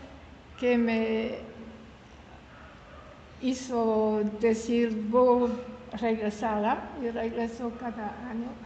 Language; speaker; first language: Spanish; non-native, learner; French